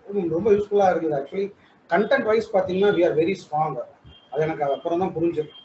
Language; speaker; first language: Tamil; native; Tamil